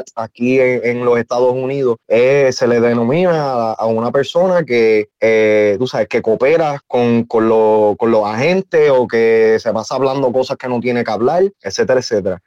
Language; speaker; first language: Spanish; native; Spanish